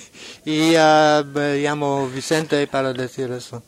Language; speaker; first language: Spanish; non-native, learner; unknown